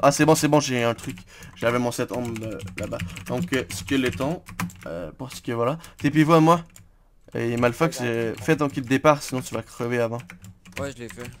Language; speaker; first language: French; native; French